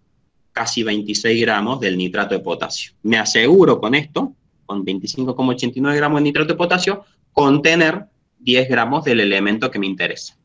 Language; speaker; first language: Spanish; native; Spanish